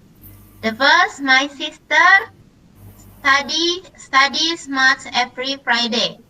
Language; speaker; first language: English; non-native, learner; Indonesian